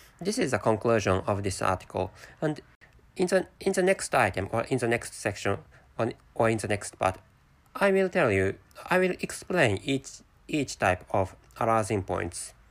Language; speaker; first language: English; non-native, fluent; Japanese